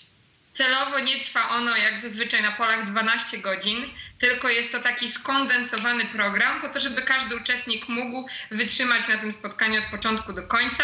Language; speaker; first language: Polish; native; Polish